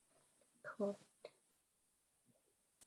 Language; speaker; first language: English; non-native, learner; Chinese